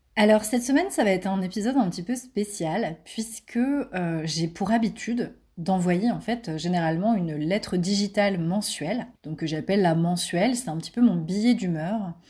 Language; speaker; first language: French; native; French